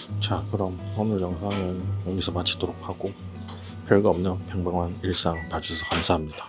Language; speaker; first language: Korean; native; Korean